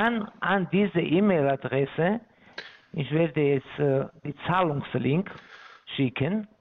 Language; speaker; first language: German; non-native, fluent; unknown